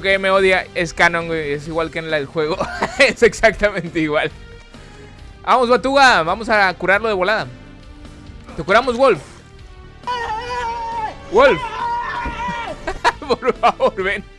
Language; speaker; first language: Spanish; native; Spanish